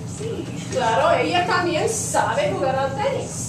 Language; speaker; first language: Spanish; non-native, fluent; English